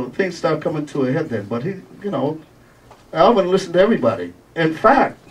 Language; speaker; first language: English; native; English